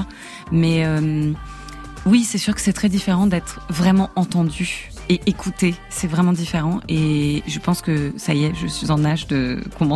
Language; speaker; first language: French; native; French